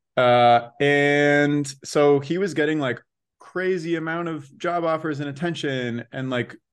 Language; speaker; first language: English; native; English